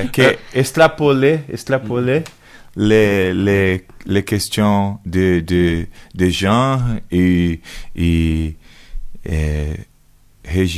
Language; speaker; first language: French; non-native, learner; Portuguese